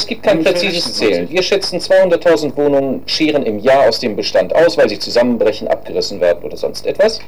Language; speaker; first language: German; native; German